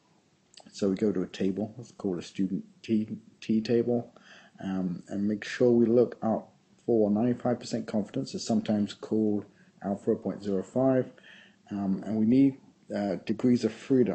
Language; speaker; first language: English; native; English